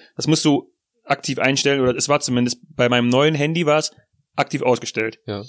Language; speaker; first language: German; native; German